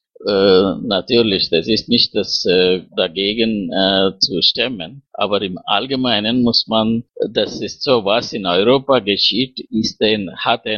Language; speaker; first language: German; non-native, fluent; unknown